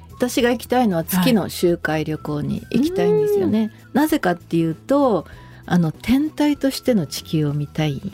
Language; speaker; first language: Japanese; native; Japanese